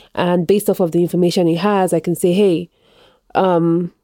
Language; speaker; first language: English; non-native, local second language; Yoruba